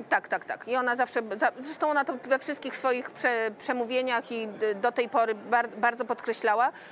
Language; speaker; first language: Polish; native; Polish